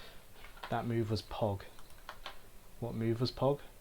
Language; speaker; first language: English; native; English